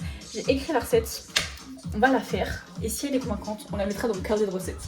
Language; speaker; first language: French; native; French